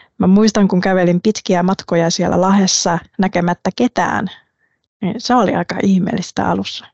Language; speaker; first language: Finnish; non-native, fluent; Vietnamese